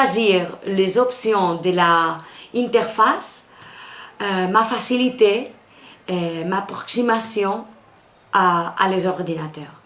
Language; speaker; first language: French; non-native, learner; Spanish